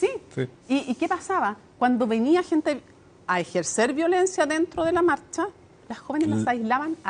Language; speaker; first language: Spanish; native; Spanish